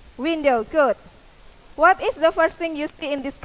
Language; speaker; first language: English; non-native, fluent; Indonesian